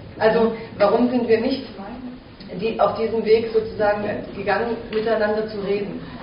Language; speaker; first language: German; native; German